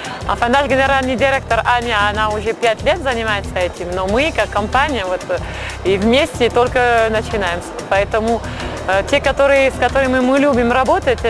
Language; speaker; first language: Russian; non-native, fluent; French